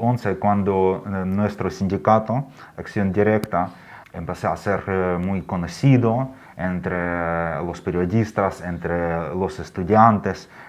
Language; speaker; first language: Spanish; non-native, fluent; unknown